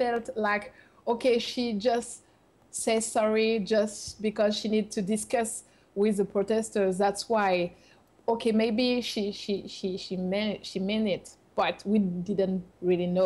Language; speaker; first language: English; non-native, fluent; French